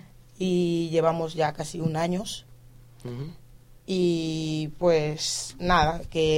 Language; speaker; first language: Spanish; non-native, fluent; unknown